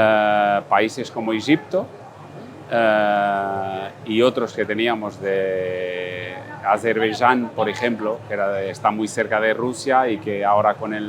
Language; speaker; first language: Spanish; non-native, fluent; Portuguese